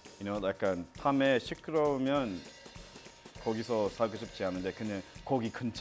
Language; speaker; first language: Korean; non-native, learner; English